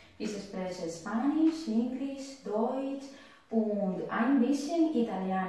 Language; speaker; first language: German; non-native, learner; Spanish